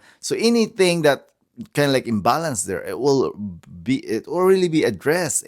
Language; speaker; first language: English; non-native, fluent; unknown